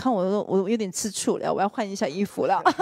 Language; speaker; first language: Chinese; native; Chinese